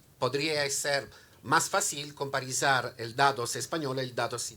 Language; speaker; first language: Spanish; non-native, learner; Italian